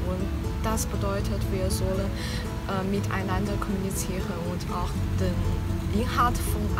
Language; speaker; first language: German; non-native, fluent; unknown